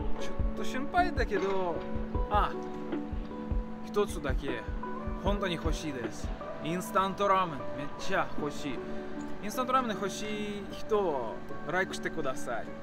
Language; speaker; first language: Japanese; non-native, learner; Russian